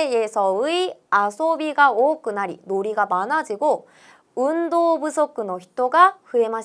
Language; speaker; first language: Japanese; non-native, fluent; Korean